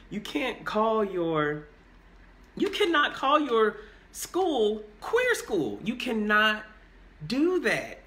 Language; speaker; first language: English; native; English